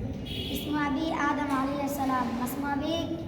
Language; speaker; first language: Arabic; non-native, learner; Bangla